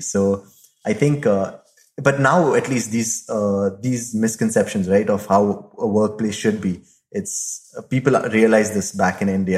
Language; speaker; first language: English; non-native, local second language; Hindi